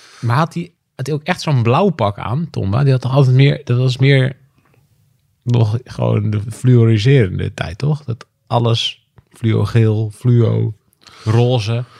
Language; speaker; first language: Dutch; native; Dutch